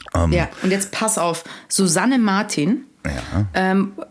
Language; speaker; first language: German; native; German